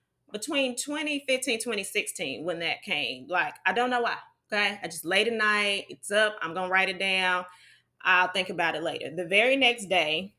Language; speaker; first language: English; native; English